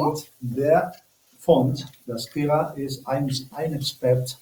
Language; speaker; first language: German; non-native, learner; Spanish